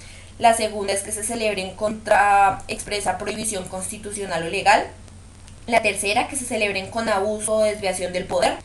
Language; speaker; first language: Spanish; native; Spanish